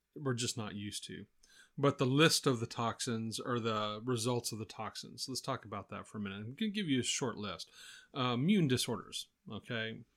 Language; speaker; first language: English; native; English